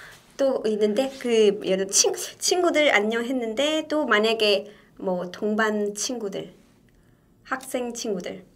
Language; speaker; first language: Korean; non-native, fluent; Chinese